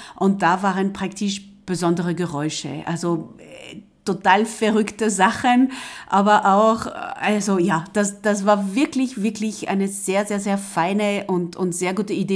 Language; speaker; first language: German; non-native, fluent; French